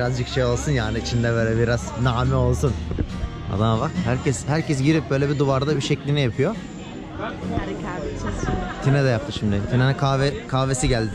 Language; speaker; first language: Turkish; native; Turkish